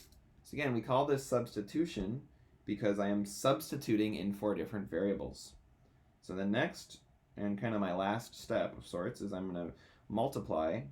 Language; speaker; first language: English; native; English